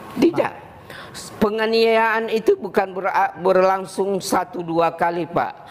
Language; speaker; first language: Indonesian; native; Indonesian